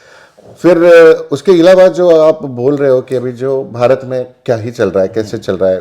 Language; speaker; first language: Hindi; native; Hindi